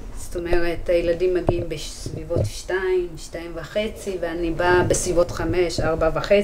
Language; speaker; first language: Hebrew; early bilingual, other home language; Amharic